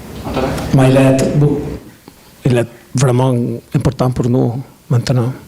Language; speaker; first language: French; non-native, learner; Italian